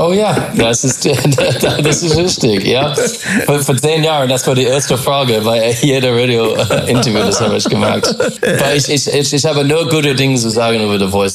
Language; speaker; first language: German; non-native, learner; English